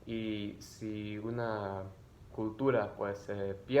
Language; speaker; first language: Spanish; early bilingual, other home language; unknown